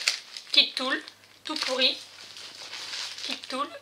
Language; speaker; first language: French; native; French